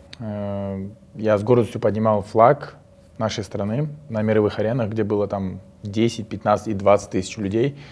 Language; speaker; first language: Russian; non-native, local second language; Uzbek